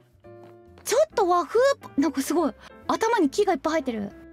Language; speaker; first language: Japanese; native; Japanese